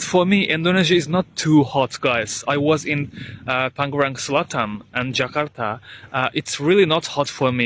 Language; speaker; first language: English; non-native, fluent; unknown